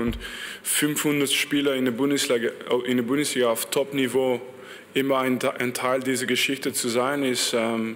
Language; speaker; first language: German; non-native, fluent; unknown